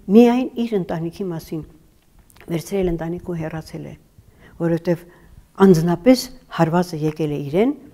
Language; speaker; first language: Armenian; native; Armenian